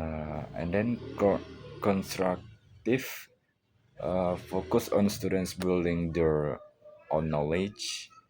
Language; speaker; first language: English; non-native, learner; Indonesian